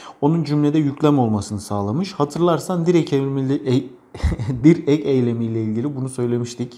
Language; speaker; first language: Turkish; native; Turkish